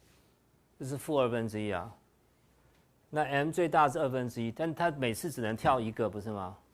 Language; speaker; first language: Chinese; native; Chinese